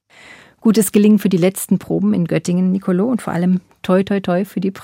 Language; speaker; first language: German; native; German